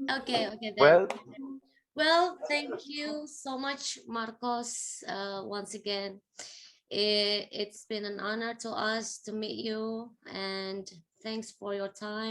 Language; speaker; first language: English; non-native, fluent; Indonesian